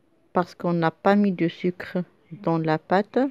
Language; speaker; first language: French; non-native, local second language; Arabic